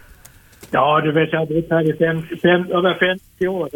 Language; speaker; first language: Swedish; native; Swedish